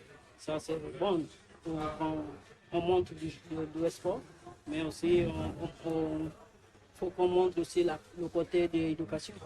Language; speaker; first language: French; non-native, learner; Portuguese